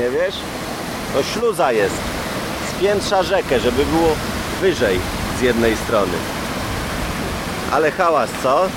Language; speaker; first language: Polish; native; Polish